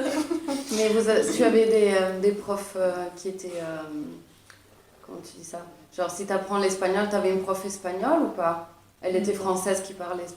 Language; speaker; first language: French; early bilingual, other home language; Italian